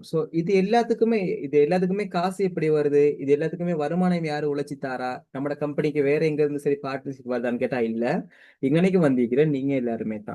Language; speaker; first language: Tamil; native; Tamil